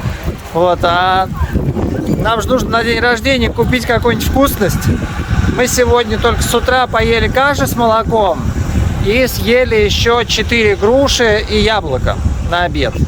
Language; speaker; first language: Russian; native; Russian